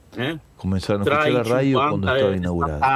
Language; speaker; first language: Italian; non-native, learner; Spanish